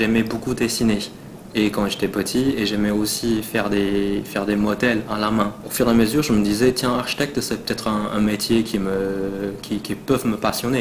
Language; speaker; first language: French; non-native, fluent; Chinese